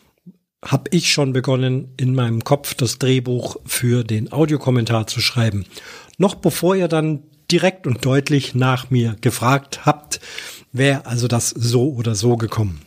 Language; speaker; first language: German; native; German